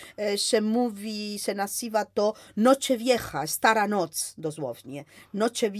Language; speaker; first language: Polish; non-native, fluent; Spanish